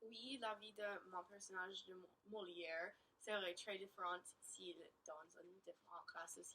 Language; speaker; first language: French; non-native, learner; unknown